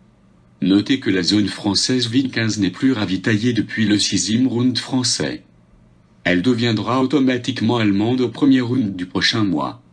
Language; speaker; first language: French; native; French